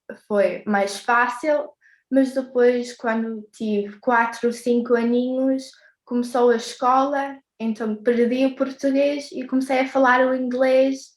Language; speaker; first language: Portuguese; early bilingual, heritage; English